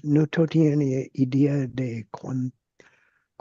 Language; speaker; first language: Spanish; non-native, learner; English